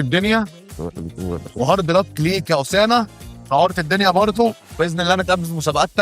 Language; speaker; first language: Arabic; native; Arabic